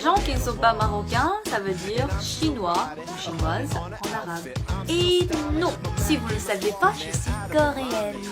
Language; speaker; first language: French; non-native, fluent; Korean